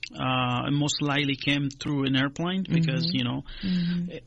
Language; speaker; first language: English; non-native, fluent; Spanish